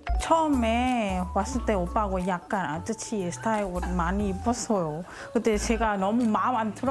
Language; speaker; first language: Korean; non-native, learner; Thai